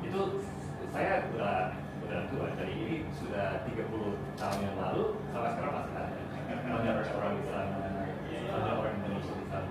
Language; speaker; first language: Indonesian; non-native, fluent; English